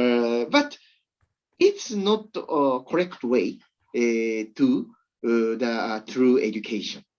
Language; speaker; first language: English; non-native, learner; Japanese